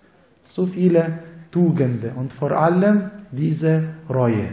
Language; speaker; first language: German; non-native, fluent; Arabic